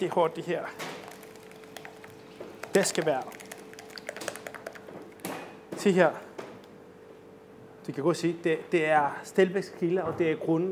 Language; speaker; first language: Danish; non-native, fluent; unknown